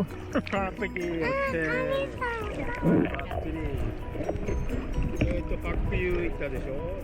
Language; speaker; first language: Japanese; native; Japanese